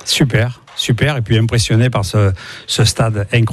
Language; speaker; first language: French; native; French